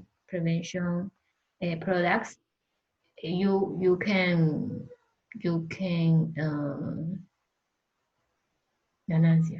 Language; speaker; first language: English; non-native, learner; Spanish